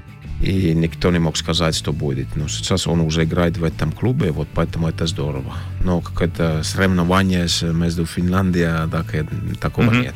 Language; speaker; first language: Russian; non-native, learner; Finnish